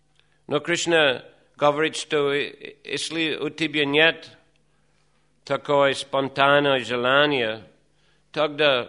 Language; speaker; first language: Russian; non-native, fluent; English